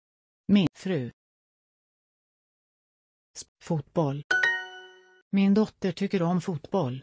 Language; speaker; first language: Swedish; non-native, learner; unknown